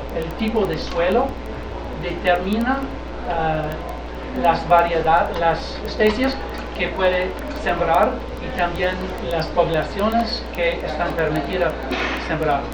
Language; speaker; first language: Spanish; non-native, learner; English